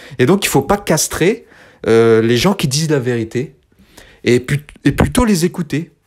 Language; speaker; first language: French; early bilingual, other home language; Kabyle